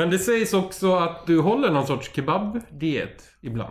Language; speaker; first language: Swedish; native; Swedish